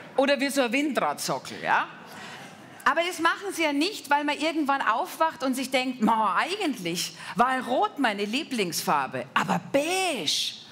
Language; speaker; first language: German; native; German